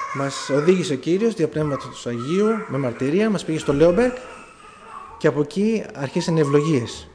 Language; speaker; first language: Greek; early bilingual, other home language; German